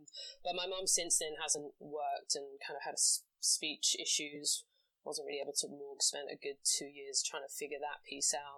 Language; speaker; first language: English; native; English